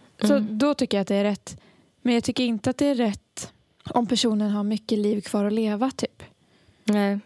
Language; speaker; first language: Swedish; native; Swedish